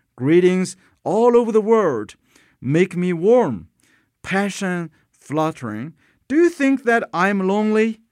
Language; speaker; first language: English; non-native, fluent; Chinese